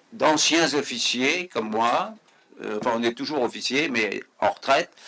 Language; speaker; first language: French; native; French